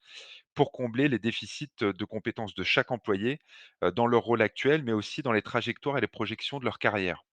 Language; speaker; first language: French; native; French